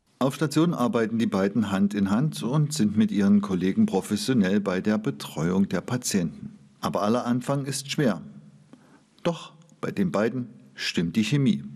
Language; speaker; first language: German; native; German